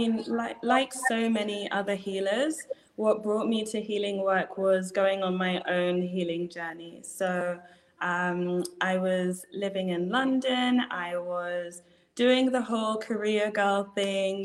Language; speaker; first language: English; native; English